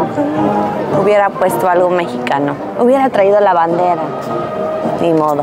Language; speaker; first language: Spanish; non-native, fluent; English